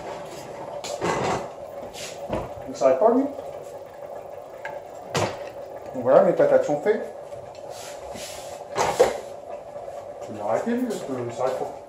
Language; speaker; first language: French; native; French